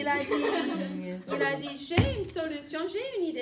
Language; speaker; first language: French; non-native, fluent; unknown